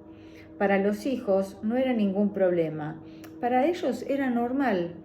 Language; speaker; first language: Spanish; native; Spanish